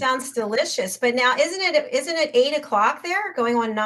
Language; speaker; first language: English; native; English